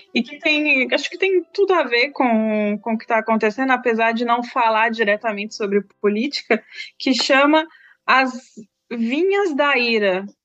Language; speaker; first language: Portuguese; native; Portuguese